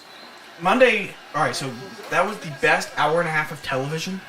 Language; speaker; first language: English; native; English